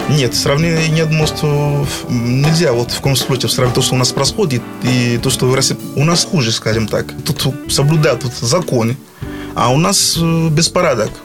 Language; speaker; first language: Russian; non-native, fluent; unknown